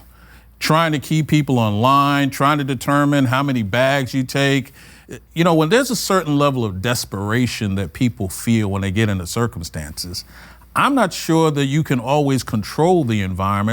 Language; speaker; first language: English; native; English